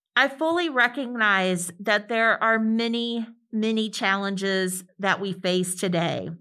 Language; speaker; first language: English; native; English